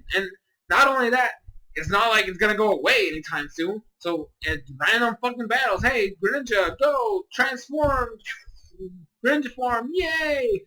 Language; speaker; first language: English; native; English